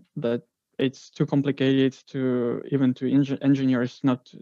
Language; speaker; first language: English; non-native, fluent; Greek